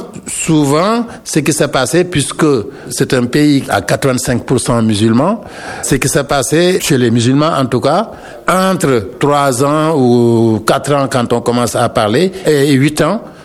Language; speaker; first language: French; non-native, local second language; Wolof